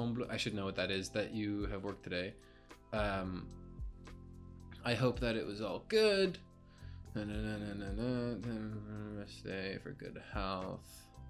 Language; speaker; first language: English; native; English